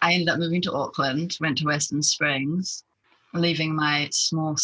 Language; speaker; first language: English; native; English